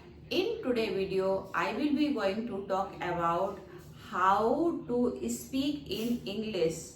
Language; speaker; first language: English; non-native, learner; Hindi